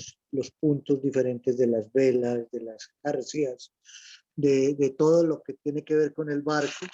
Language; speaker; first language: Spanish; native; Spanish